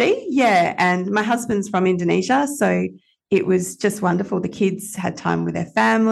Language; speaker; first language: English; native; English